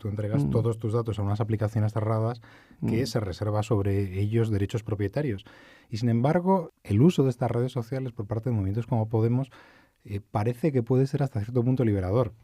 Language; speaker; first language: Spanish; native; Spanish